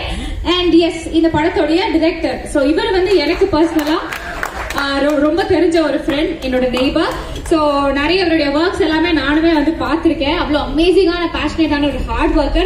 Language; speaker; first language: Tamil; native; Tamil